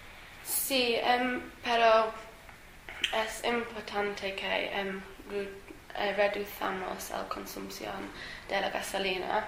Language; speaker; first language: Spanish; non-native, learner; English